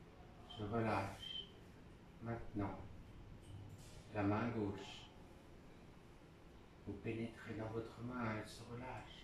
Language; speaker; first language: French; native; French